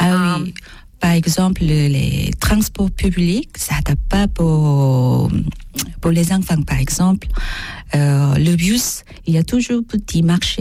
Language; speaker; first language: French; non-native, learner; Korean